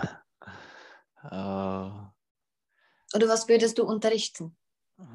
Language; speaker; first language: German; non-native, fluent; Czech